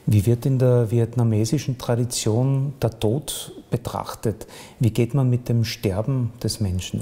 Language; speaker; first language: German; native; German